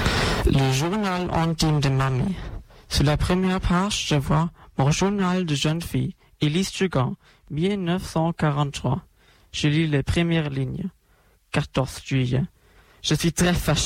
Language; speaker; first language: French; non-native, learner; German